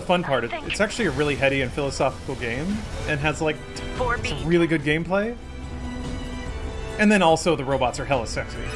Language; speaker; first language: English; native; English